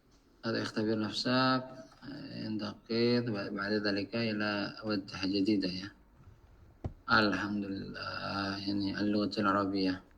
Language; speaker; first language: Arabic; non-native, fluent; Indonesian